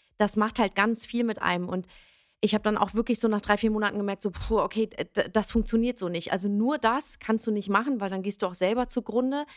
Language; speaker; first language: German; early bilingual, other home language; Persian